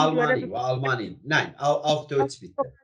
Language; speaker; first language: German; non-native, fluent; Kurdish